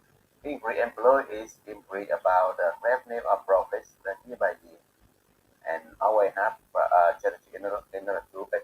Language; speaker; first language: English; non-native, learner; Bangla